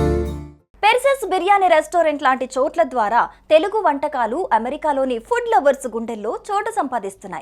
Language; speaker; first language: Telugu; native; Telugu